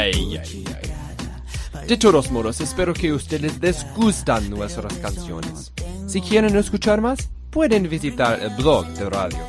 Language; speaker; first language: Spanish; non-native, learner; English